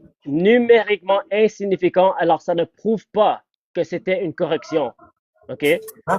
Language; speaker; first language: French; non-native, fluent; English